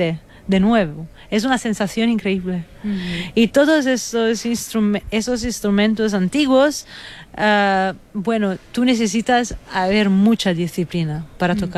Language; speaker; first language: Spanish; non-native, fluent; Italian